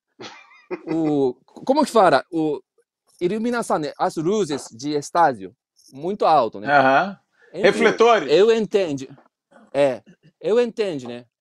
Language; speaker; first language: Portuguese; non-native, learner; Japanese